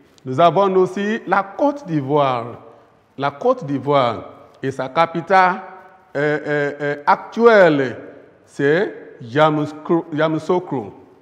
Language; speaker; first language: French; non-native, fluent; Yoruba